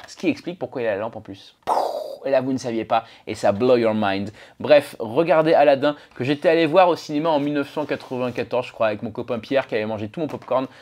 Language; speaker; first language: French; native; French